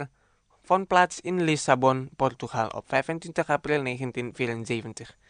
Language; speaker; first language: Dutch; non-native, fluent; Indonesian